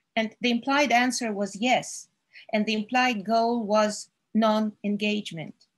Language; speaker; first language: English; non-native, fluent; Russian